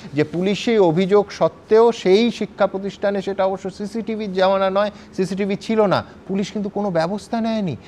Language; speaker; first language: Bangla; native; Bangla